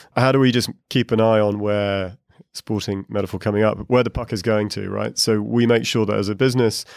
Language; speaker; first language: English; native; English